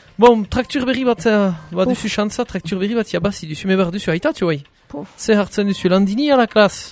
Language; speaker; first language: Basque; native; Basque